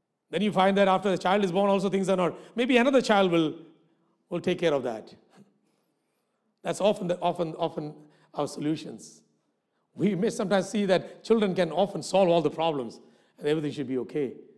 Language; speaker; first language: English; non-native, local second language; Malayalam